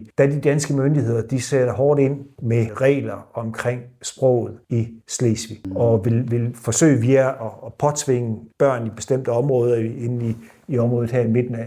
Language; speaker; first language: Danish; native; Danish